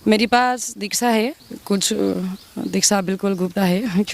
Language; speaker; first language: Hindi; non-native, learner; Spanish